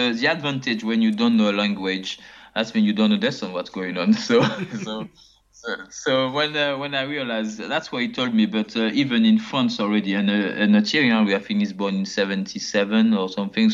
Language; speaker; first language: English; non-native, fluent; French